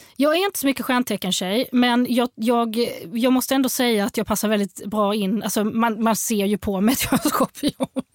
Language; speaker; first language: Swedish; early bilingual, other home language; Arabic